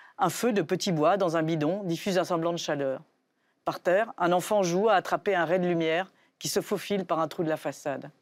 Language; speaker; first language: French; native; French